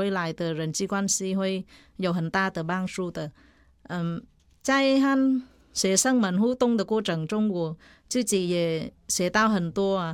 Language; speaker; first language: Chinese; non-native, fluent; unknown